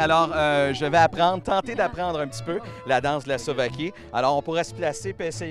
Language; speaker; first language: French; native; French